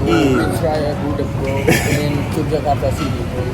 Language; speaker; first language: English; non-native, local second language; Indonesian